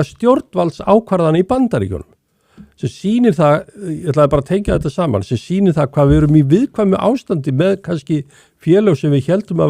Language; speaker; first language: Icelandic; native; Icelandic